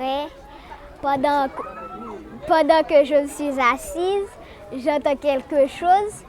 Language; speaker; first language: French; non-native, local second language; Haitian Creole